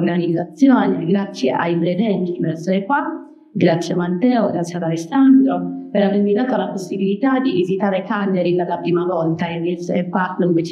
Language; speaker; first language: Italian; non-native, fluent; Arabic